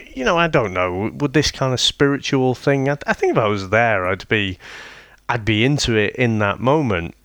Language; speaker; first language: English; native; English